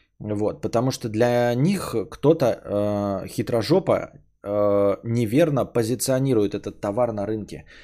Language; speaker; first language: Russian; native; Russian